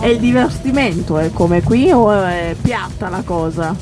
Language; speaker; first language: Italian; native; Italian